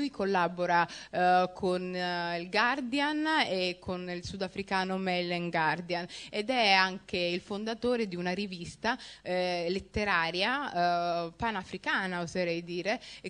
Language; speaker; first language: Italian; early bilingual, other home language; Somali